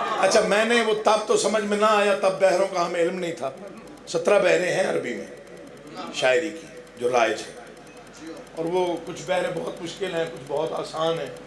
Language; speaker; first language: Urdu; non-native, local second language; Saraiki